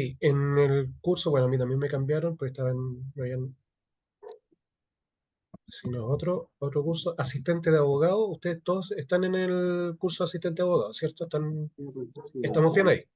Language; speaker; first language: Spanish; native; Spanish